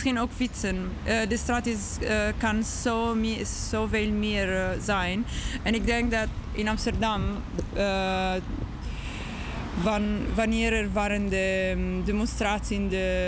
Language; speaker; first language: Dutch; non-native, learner; English